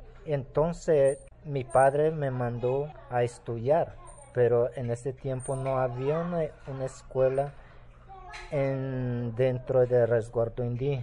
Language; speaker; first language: Spanish; non-native, local second language; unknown